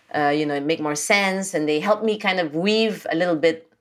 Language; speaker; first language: English; non-native, local second language; French